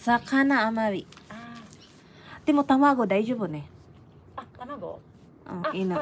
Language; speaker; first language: Japanese; non-native, learner; Waray